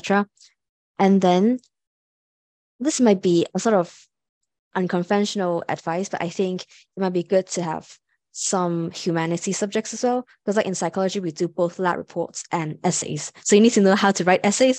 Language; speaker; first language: English; non-native, local second language; Cantonese